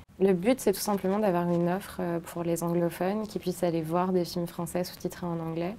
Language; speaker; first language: French; native; French